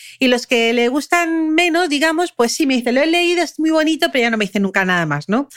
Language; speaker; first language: Spanish; native; Spanish